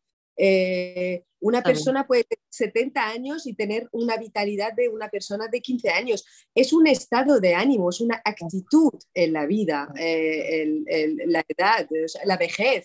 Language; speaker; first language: Spanish; non-native, fluent; Arabic